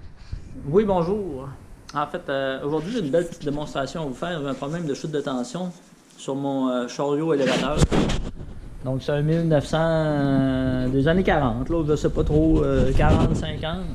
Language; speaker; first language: French; native; French